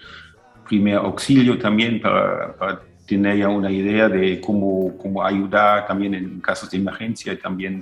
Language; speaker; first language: Spanish; non-native, fluent; German